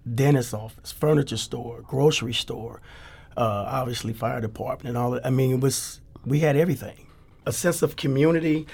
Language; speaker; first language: English; native; English